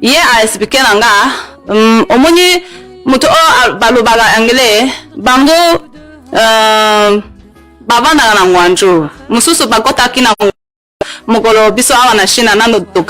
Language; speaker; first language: Lingala; non-native, fluent; Chinese